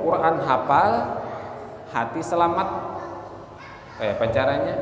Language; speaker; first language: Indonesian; non-native, local second language; Banjar